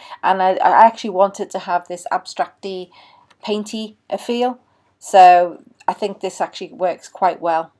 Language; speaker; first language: English; native; English